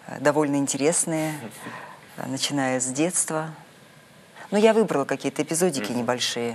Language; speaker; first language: Russian; native; Russian